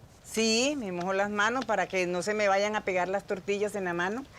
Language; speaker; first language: Spanish; native; Spanish